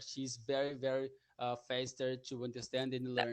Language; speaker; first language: English; non-native, learner; Portuguese